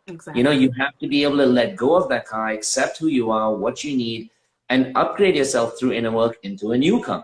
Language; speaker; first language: English; native; English